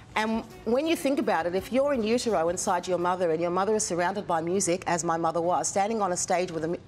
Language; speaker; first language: English; native; English